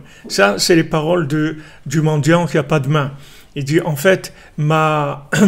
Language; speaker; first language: French; native; French